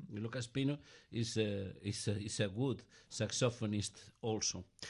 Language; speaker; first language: English; non-native, learner; Galician